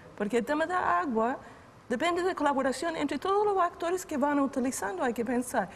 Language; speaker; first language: Spanish; non-native, fluent; English